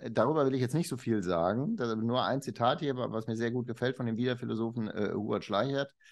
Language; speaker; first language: German; native; German